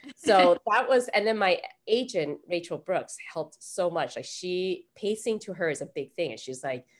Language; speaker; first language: English; native; English